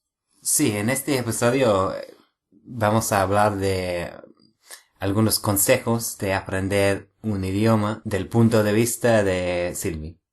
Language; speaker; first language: Spanish; non-native, fluent; English